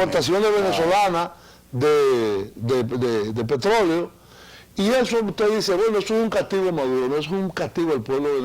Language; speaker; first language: Spanish; native; Spanish